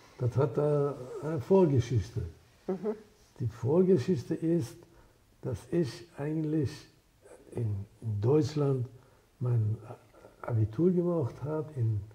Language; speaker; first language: German; non-native, fluent; Persian